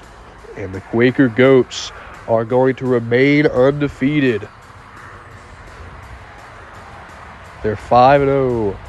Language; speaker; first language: English; native; English